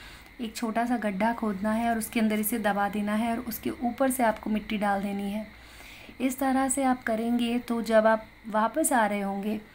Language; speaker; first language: Hindi; native; Hindi